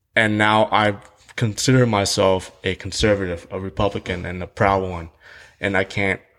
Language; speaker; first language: English; early bilingual, other home language; Vietnamese